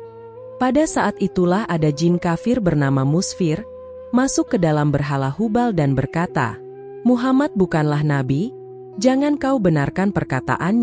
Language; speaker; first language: Indonesian; native; Indonesian